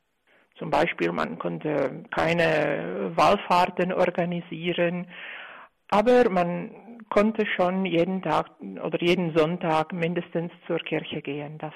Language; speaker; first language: German; non-native, fluent; Czech